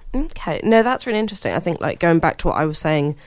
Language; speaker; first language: English; early bilingual, other home language; Hindi